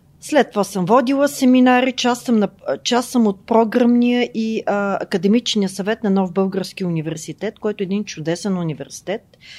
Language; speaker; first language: Bulgarian; native; Bulgarian